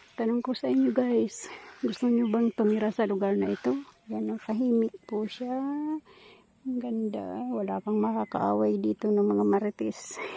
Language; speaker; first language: Filipino; non-native, local second language; Bikol